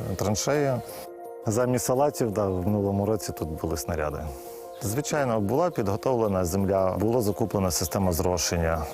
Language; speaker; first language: Ukrainian; native; Ukrainian